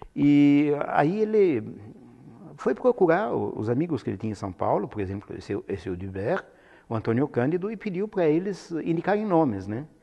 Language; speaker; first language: Portuguese; non-native, fluent; Italian